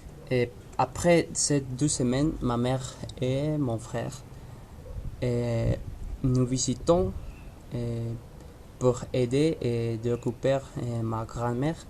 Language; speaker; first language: French; non-native, learner; Spanish